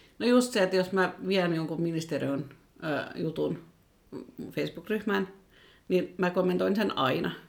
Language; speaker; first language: Finnish; non-native, local second language; Swedish